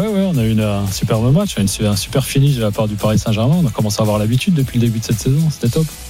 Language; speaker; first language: French; native; French